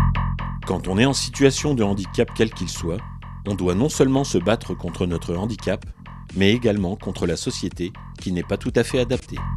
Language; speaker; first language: French; native; French